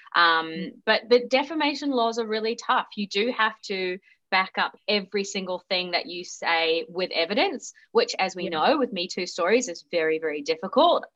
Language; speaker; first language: English; native; English